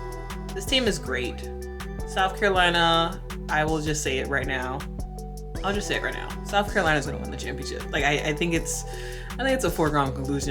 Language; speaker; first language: English; native; English